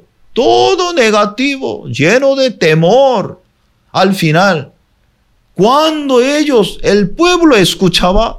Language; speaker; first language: Spanish; non-native, fluent; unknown